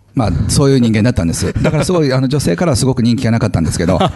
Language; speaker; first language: Japanese; native; Japanese